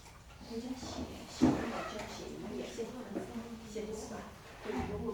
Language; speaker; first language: Chinese; native; Chinese